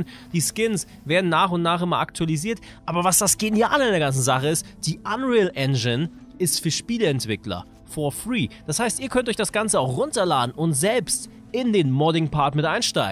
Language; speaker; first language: German; native; German